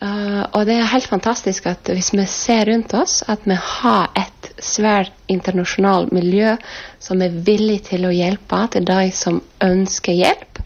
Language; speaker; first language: Norwegian; non-native, fluent; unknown